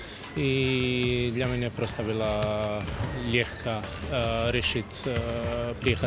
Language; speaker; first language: Russian; non-native, fluent; Lithuanian